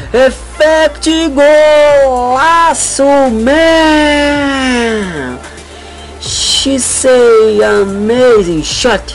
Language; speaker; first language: English; non-native, learner; Portuguese